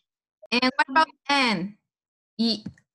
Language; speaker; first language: English; non-native, fluent; Spanish